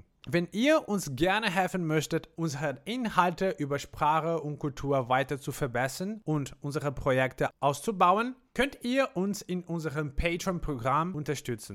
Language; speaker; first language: German; non-native, fluent; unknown